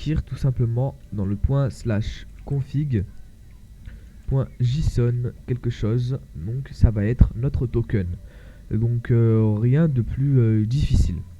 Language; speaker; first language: French; native; French